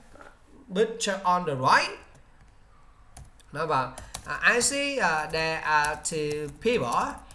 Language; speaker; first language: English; non-native, learner; Vietnamese